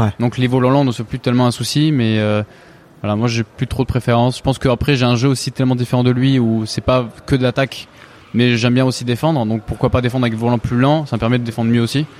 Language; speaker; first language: French; early bilingual, other home language; Bulgarian